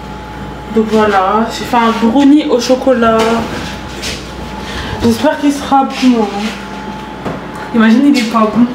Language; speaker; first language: French; native; French